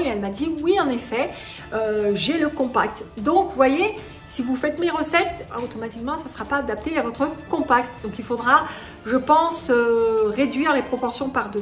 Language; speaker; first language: French; native; French